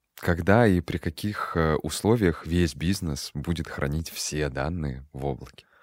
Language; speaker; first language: Russian; native; Russian